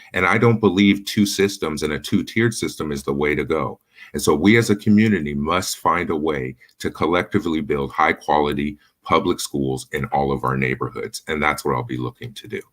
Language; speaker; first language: English; native; English